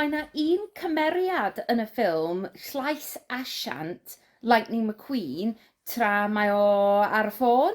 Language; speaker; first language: Welsh; non-native, learner; English